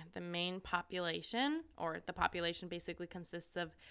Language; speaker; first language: English; non-native, fluent; German